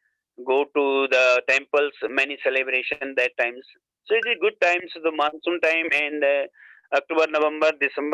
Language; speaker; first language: English; non-native, learner; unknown